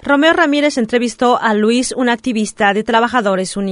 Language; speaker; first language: Spanish; native; Spanish